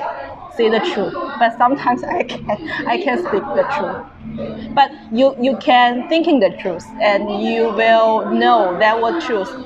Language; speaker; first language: English; non-native, learner; Chinese